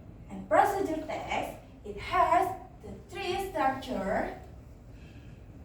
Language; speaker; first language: English; non-native, learner; Indonesian